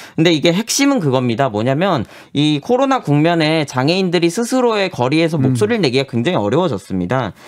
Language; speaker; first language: Korean; native; Korean